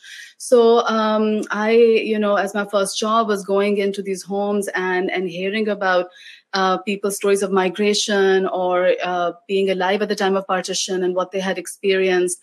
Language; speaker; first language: English; non-native, local second language; Urdu